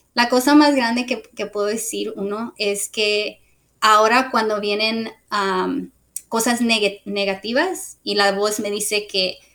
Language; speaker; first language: Spanish; early bilingual, heritage; Spanish